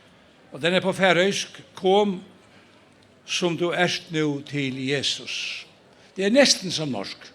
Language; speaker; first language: Norwegian; non-native, fluent; Faroese